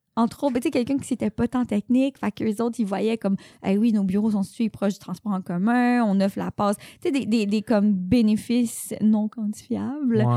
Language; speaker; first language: French; native; French